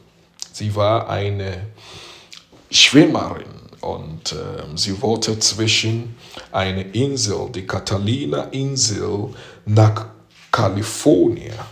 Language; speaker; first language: German; non-native, fluent; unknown